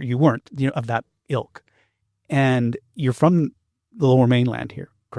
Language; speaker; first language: English; native; English